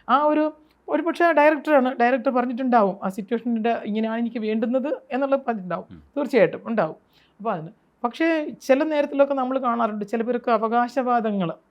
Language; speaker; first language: Malayalam; native; Malayalam